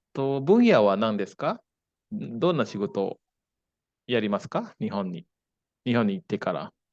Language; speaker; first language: Japanese; non-native, fluent; Indonesian